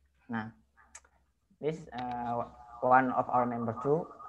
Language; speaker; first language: English; non-native, learner; Indonesian